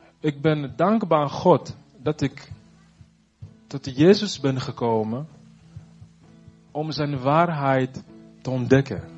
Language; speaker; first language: Dutch; non-native, fluent; Rundi